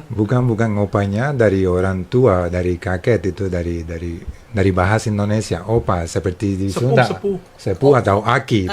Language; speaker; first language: Indonesian; non-native, fluent; Spanish